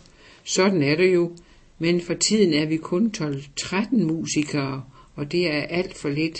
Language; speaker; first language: Danish; native; Danish